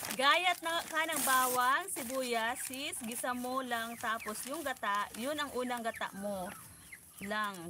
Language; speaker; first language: Filipino; non-native, local second language; Bikol